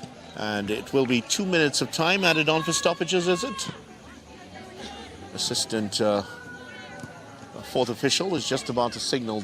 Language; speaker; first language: English; native; English